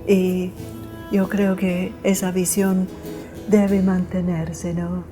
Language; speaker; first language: Spanish; non-native, fluent; English